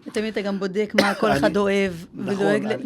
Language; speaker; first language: Hebrew; native; Hebrew